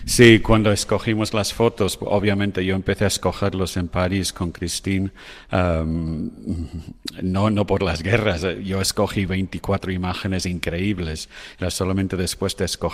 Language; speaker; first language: Spanish; non-native, fluent; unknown